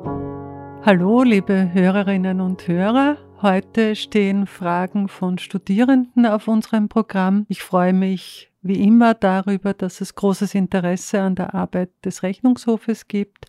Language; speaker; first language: German; native; German